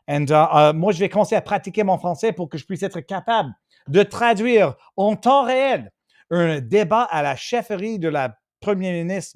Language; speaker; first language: French; non-native, fluent; English